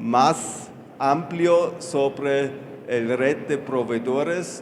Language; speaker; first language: Spanish; non-native, fluent; German